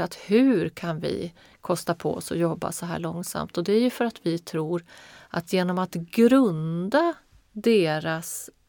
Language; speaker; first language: Swedish; native; Swedish